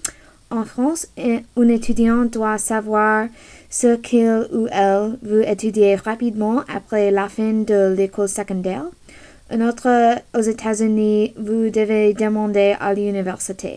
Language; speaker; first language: French; non-native, learner; English